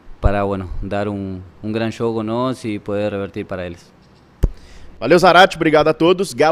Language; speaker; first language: Portuguese; non-native, learner; Spanish